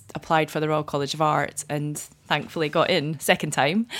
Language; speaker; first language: English; native; English